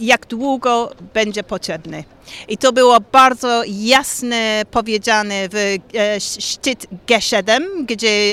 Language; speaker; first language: Polish; non-native, learner; English